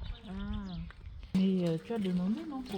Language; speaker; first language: French; non-native, local second language; Malagasy